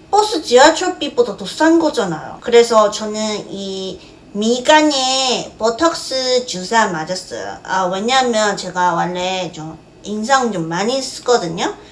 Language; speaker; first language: Korean; non-native, fluent; Chinese